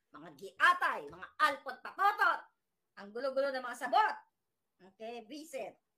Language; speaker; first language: Filipino; native; Filipino